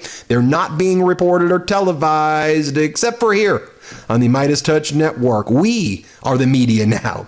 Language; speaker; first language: English; native; English